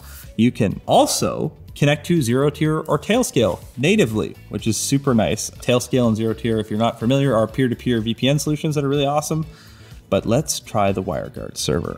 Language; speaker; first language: English; native; English